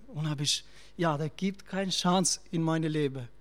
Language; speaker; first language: German; non-native, learner; Albanian